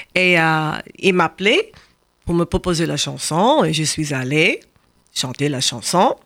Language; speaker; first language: French; non-native, fluent; English